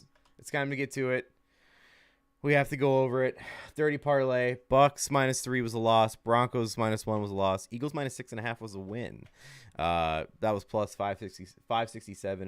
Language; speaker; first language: English; native; English